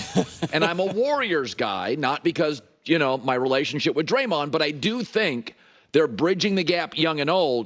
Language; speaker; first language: English; native; English